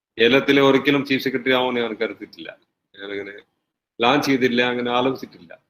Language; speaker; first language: Malayalam; non-native, fluent; Hindi